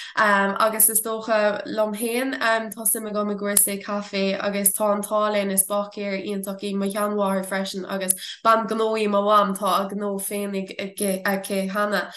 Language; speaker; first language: Irish; non-native, local second language; English